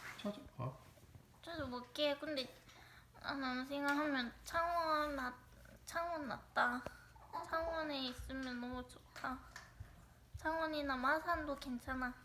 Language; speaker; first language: Korean; non-native, learner; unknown